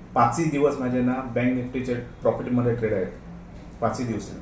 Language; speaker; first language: Marathi; non-native, local second language; Konkani